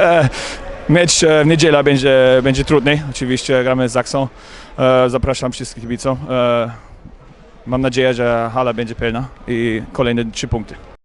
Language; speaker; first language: Polish; non-native, learner; German